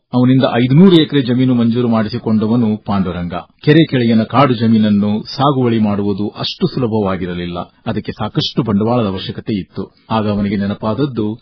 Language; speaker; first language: Kannada; native; Kannada